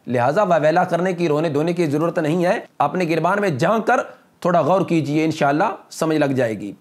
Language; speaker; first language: Urdu; non-native, local second language; Punjabi